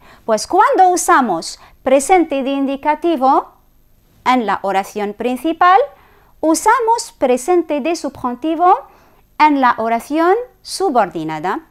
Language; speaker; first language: Spanish; non-native, fluent; Arabic